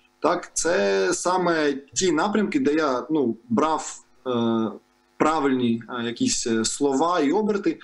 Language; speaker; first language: Ukrainian; non-native, local second language; Russian